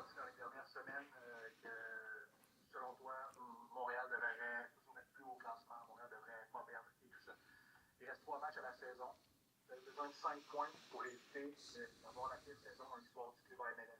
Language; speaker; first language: French; native; French